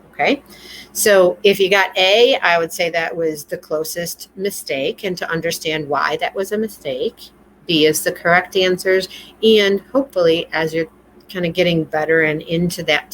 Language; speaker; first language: English; native; English